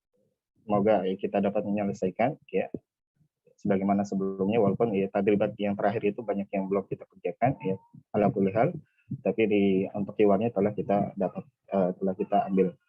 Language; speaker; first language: Indonesian; native; Indonesian